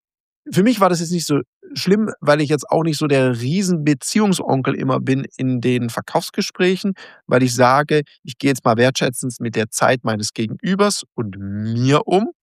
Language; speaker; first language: German; native; German